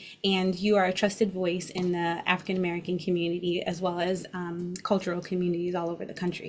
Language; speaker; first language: English; native; English